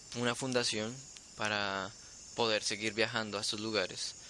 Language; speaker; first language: Spanish; native; Spanish